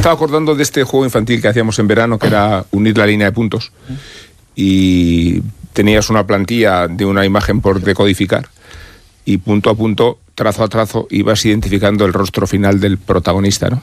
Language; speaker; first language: Spanish; native; Spanish